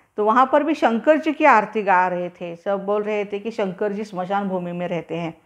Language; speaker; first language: Hindi; non-native, local second language; Marathi